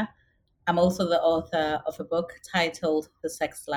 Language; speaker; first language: English; non-native, local second language; Akan